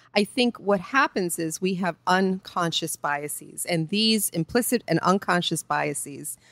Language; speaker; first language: English; early bilingual, other home language; Spanish